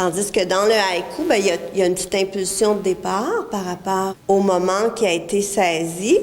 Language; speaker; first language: French; native; French